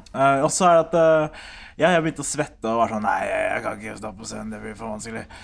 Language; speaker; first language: Norwegian; early bilingual, other home language; Somali